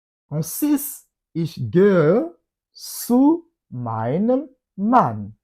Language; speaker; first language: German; non-native, fluent; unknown